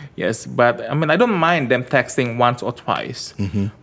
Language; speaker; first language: English; early bilingual, other home language; Indonesian